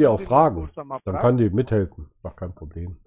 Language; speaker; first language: German; native; German